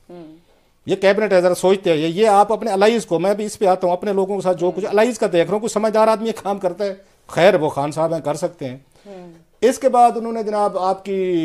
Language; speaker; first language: Hindi; native; Hindi